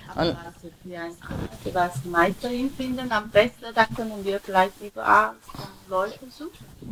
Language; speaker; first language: German; non-native, learner; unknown